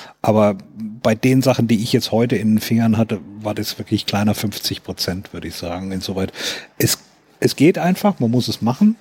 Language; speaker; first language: German; native; German